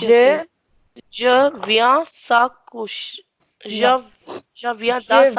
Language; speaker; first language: French; non-native, learner; Hindi